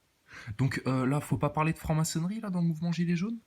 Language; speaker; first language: French; native; French